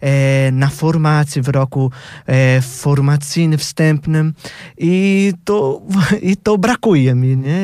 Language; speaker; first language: Polish; non-native, fluent; Portuguese